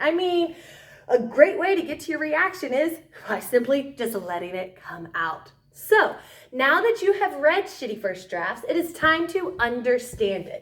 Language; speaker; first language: English; native; English